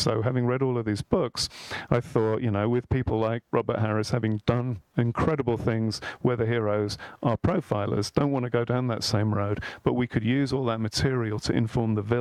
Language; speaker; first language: English; native; English